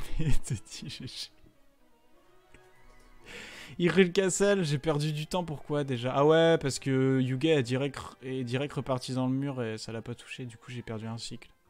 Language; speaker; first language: French; native; French